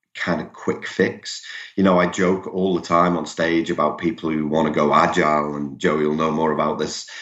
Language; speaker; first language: English; native; English